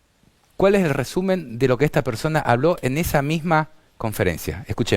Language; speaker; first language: Spanish; native; Spanish